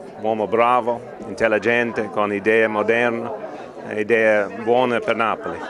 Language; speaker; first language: Italian; non-native, learner; English